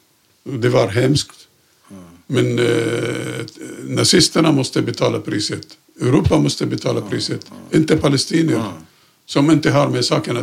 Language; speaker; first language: Swedish; non-native, fluent; Arabic